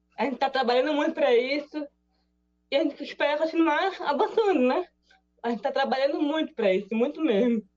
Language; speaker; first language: Portuguese; native; Portuguese